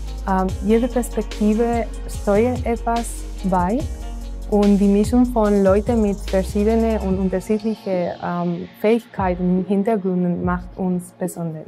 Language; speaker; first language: German; non-native, fluent; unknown